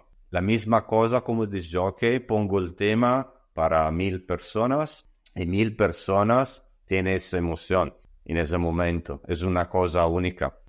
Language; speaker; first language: Spanish; non-native, learner; Italian